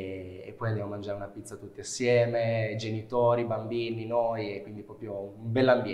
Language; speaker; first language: Italian; native; Italian